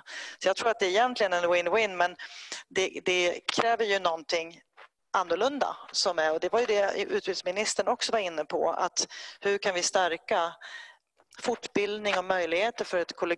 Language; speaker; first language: Swedish; native; Swedish